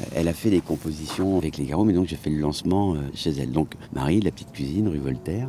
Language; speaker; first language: French; native; French